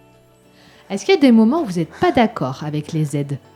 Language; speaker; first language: French; native; French